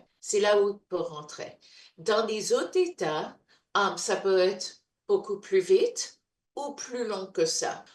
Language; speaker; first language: French; non-native, learner; English